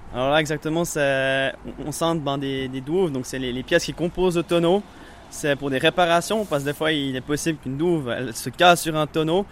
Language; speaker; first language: French; native; French